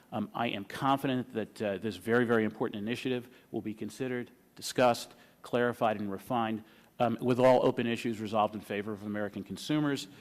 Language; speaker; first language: English; native; English